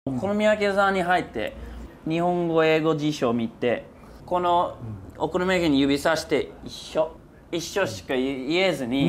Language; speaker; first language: Japanese; native; Japanese